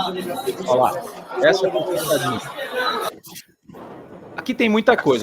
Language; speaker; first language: Portuguese; native; Portuguese